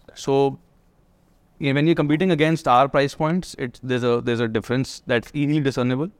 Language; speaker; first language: English; non-native, local second language; Hindi